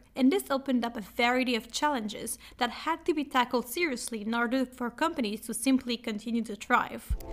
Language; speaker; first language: English; non-native, fluent; French